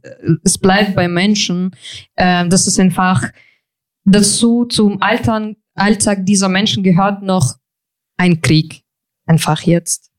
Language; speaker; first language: German; non-native, fluent; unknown